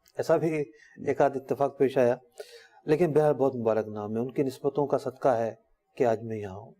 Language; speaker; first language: Urdu; native; Urdu